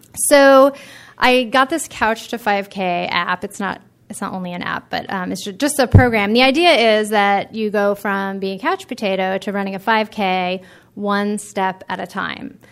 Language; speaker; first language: English; native; English